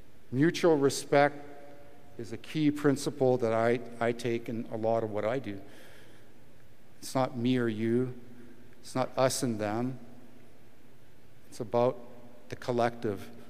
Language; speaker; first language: English; early bilingual, other home language; French